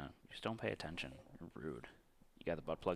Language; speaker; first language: English; native; English